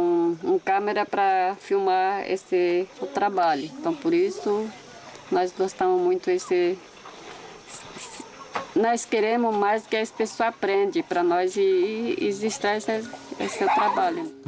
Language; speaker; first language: Portuguese; non-native, local second language; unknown